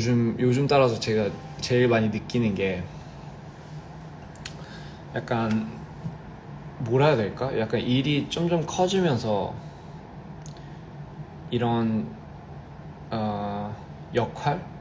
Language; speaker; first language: Korean; early bilingual, heritage; Korean